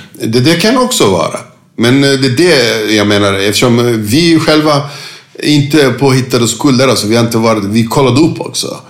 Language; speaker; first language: Swedish; non-native, fluent; Turkish